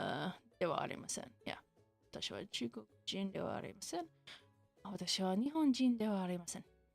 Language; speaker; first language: Japanese; non-native, learner; English